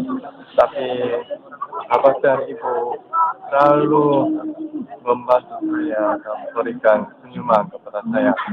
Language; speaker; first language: Indonesian; non-native, learner; Korean